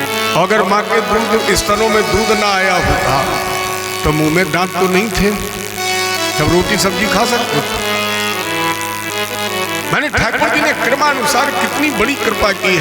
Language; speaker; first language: Hindi; native; Hindi